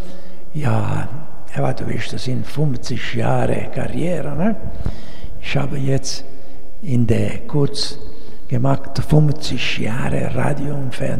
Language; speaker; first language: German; non-native, learner; Italian